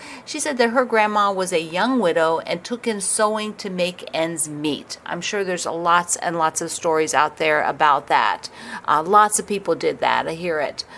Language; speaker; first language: English; native; English